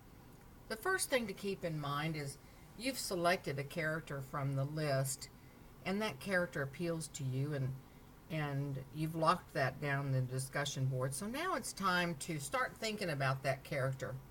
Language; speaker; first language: English; native; English